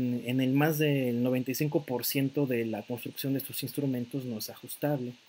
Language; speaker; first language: Spanish; native; Spanish